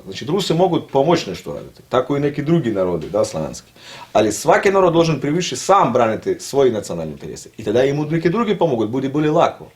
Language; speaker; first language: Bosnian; non-native, learner; Russian